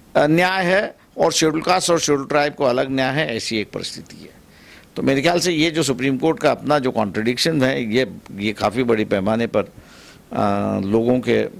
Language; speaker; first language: Hindi; non-native, local second language; Marathi